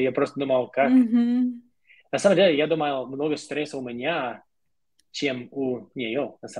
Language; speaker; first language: Russian; non-native, learner; English